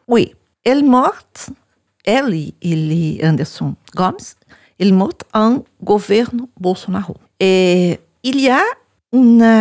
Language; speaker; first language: French; non-native, learner; Portuguese